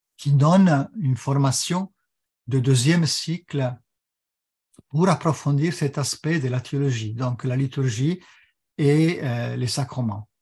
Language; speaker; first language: French; non-native, fluent; Italian